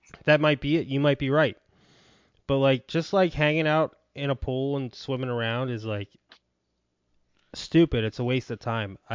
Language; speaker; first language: English; native; English